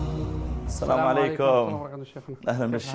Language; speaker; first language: Arabic; native; Arabic